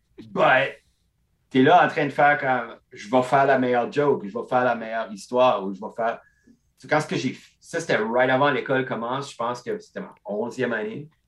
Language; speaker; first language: French; non-native, local second language; English